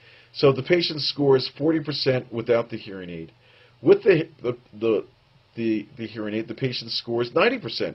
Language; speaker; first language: English; native; English